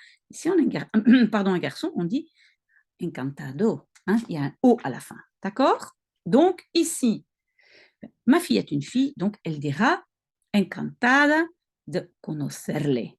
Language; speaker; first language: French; non-native, local second language; Dutch